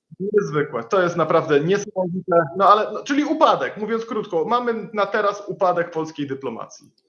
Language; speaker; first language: Polish; native; Polish